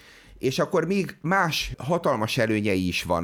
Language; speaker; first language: Hungarian; native; Hungarian